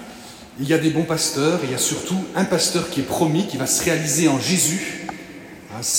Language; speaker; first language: French; native; French